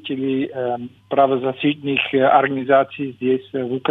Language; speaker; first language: Ukrainian; non-native, learner; Dutch